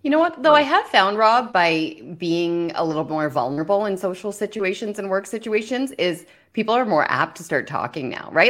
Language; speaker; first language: English; native; English